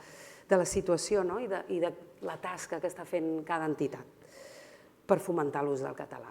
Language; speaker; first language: Catalan; native; Catalan